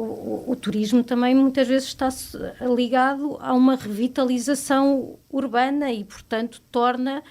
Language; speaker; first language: Portuguese; native; Portuguese